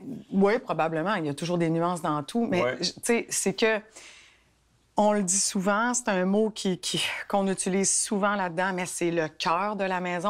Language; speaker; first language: French; native; French